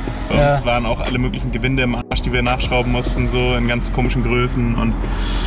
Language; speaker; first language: German; native; German